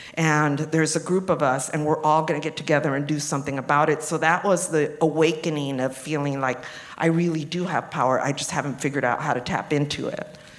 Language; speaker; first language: English; early bilingual, other home language; Spanish